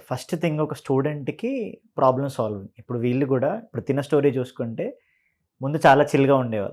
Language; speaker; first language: Telugu; native; Telugu